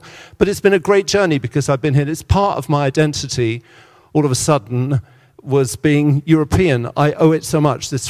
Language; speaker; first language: English; native; English